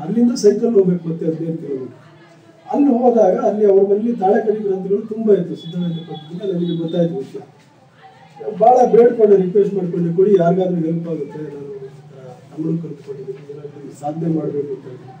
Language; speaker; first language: Kannada; native; Kannada